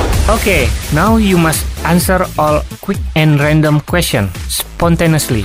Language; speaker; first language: English; non-native, fluent; Javanese